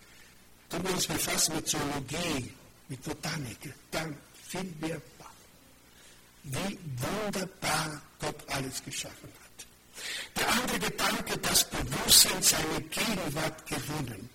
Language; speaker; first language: German; non-native, fluent; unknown